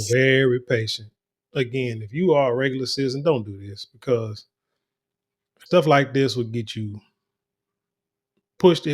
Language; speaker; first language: English; native; English